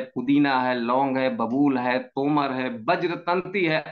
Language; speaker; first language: Hindi; native; Hindi